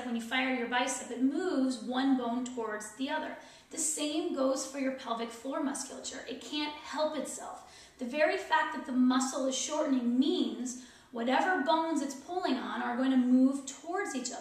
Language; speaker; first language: English; native; English